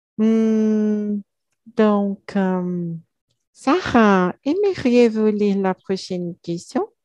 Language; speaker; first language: French; non-native, learner; Portuguese